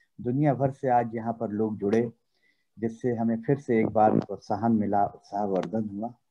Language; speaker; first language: Hindi; native; Hindi